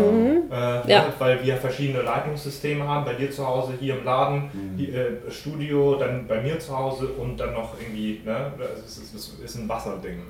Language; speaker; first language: German; native; German